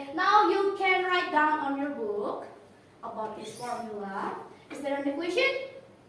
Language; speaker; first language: English; non-native, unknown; Indonesian